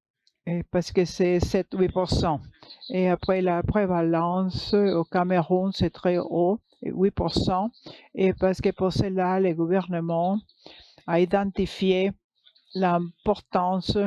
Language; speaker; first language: French; non-native, learner; English